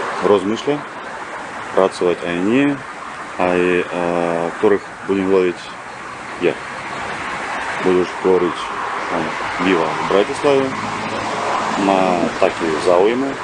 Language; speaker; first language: Slovak; non-native, learner; Russian